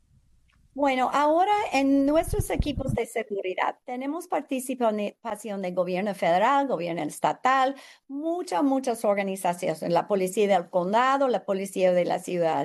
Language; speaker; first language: Spanish; non-native, learner; English